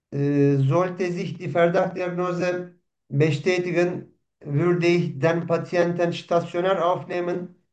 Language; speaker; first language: German; non-native, fluent; Turkish